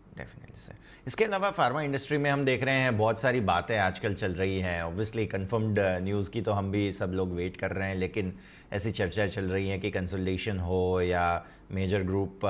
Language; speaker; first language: Hindi; non-native, local second language; Gujarati